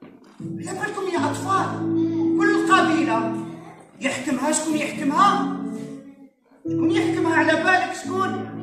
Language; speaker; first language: Arabic; native; Arabic